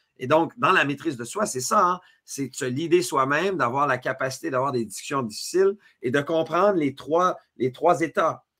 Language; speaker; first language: French; native; French